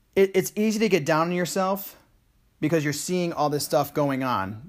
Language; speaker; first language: English; native; English